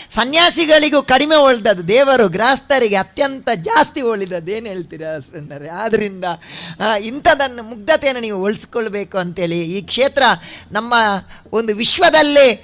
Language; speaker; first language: Kannada; non-native, local second language; Tulu